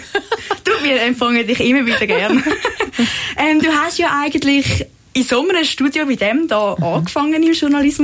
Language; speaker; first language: German; native; German